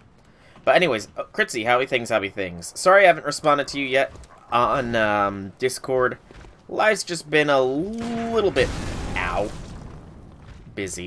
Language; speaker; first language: English; native; English